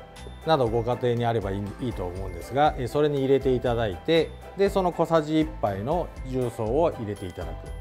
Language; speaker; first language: Japanese; native; Japanese